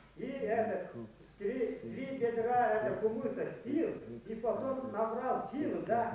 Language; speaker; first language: Russian; non-native, local second language; Yakut